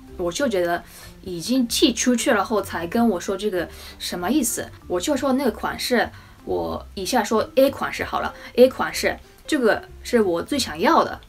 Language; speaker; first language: Chinese; non-native, fluent; Japanese